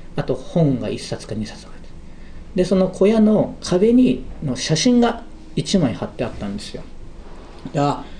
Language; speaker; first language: Japanese; native; Japanese